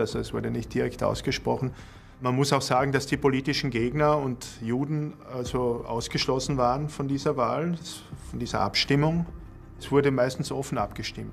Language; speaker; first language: German; native; German